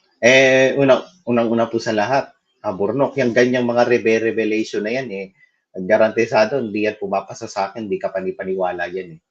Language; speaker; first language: Filipino; native; Filipino